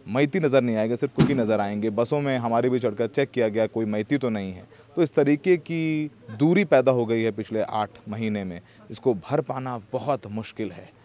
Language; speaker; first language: Hindi; native; Hindi